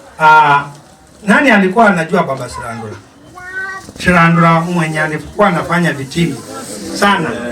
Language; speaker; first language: Swahili; non-native, local second language; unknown